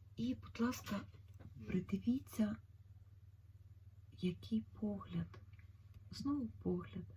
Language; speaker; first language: Ukrainian; native; Ukrainian